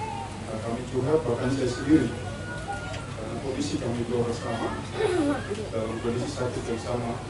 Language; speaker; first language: Indonesian; native; Indonesian